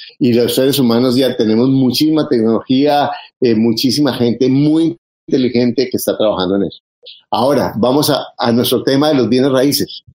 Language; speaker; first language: Spanish; native; Spanish